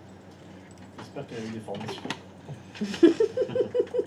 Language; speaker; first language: French; native; French